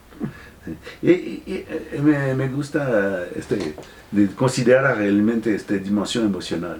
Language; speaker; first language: Spanish; non-native, fluent; French